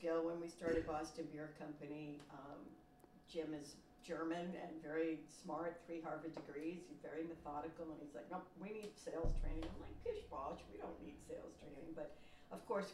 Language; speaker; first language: English; native; English